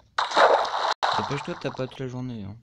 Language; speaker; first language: French; native; French